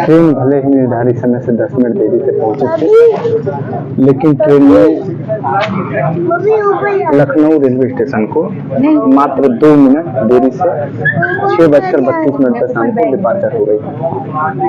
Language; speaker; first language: Hindi; native; Hindi